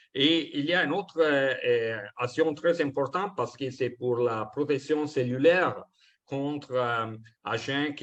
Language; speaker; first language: French; non-native, fluent; Italian